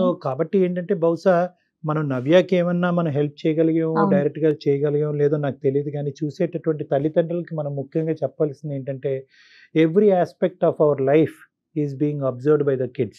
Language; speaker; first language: Telugu; native; Telugu